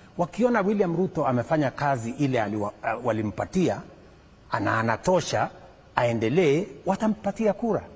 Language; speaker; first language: Swahili; non-native, local second language; Kalenjin